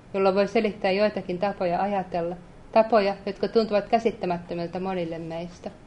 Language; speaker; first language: Finnish; native; Finnish